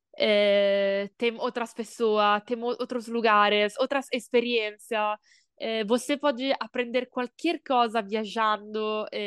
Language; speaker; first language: Portuguese; non-native, learner; Italian